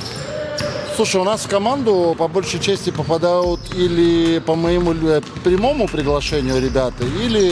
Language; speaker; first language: Russian; native; Russian